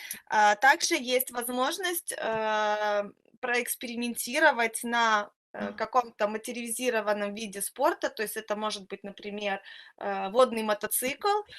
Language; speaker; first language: Russian; native; Russian